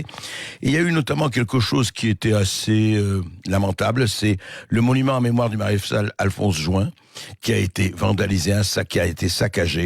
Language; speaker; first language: French; native; French